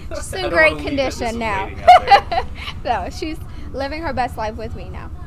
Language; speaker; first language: English; non-native, fluent; Vietnamese